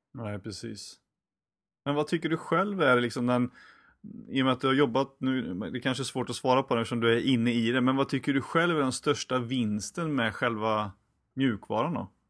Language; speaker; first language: Swedish; native; Swedish